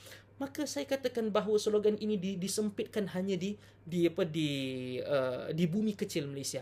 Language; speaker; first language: Malay; native; Malay